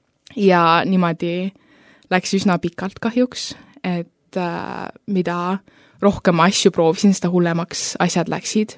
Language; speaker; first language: Estonian; early bilingual, heritage; Estonian